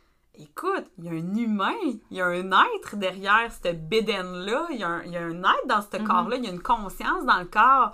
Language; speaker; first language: French; native; French